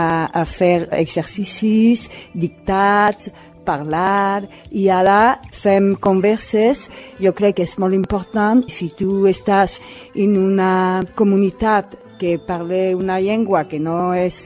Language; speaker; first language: Catalan; non-native, learner; Spanish